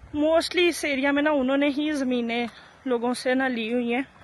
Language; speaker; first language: Hindi; early bilingual, other home language; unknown